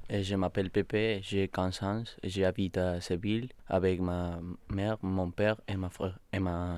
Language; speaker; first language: French; non-native, learner; Spanish